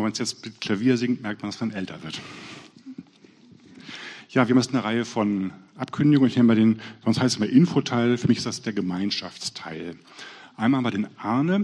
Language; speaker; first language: German; native; German